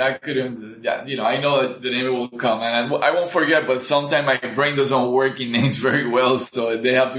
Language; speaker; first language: English; non-native, fluent; Spanish